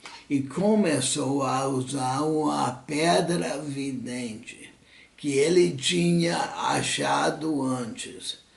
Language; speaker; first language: Portuguese; non-native, fluent; English